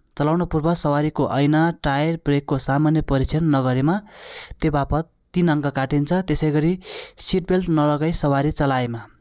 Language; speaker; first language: Nepali; non-native, local second language; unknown